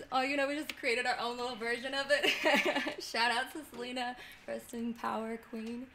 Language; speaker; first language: English; native; English